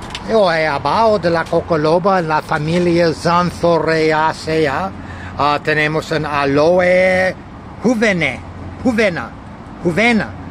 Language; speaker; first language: Spanish; non-native, learner; English